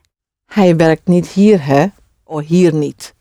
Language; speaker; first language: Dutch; non-native, fluent; English